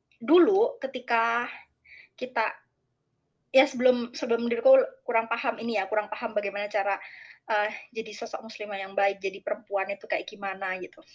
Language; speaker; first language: Indonesian; native; Indonesian